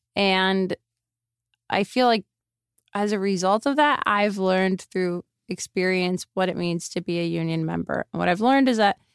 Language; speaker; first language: English; native; English